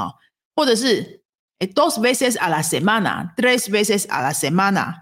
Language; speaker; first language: Spanish; non-native, fluent; Chinese